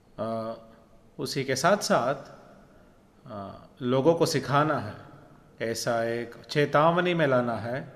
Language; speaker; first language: Hindi; non-native, local second language; Malayalam